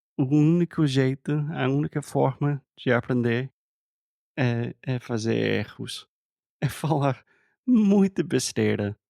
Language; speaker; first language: Portuguese; non-native, fluent; English